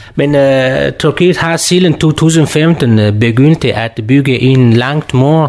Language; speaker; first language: Danish; non-native, learner; Kurdish